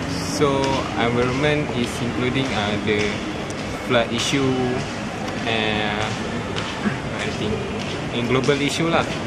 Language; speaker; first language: English; non-native, local second language; Malay